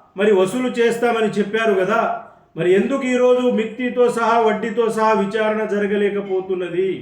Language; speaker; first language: Telugu; native; Telugu